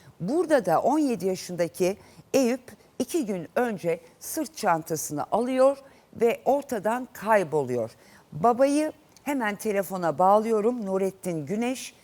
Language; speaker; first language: Turkish; native; Turkish